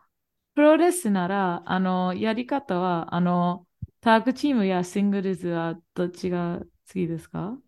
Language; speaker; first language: Japanese; non-native, fluent; English